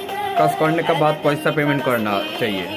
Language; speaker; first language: Hindi; non-native, local second language; Bangla